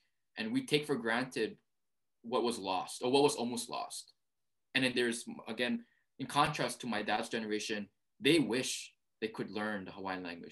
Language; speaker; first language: English; early bilingual, other home language; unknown